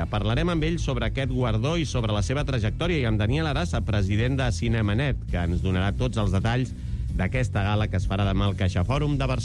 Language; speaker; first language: Catalan; native; Catalan